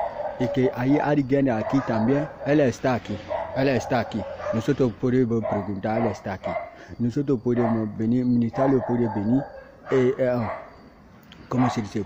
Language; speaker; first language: Spanish; non-native, learner; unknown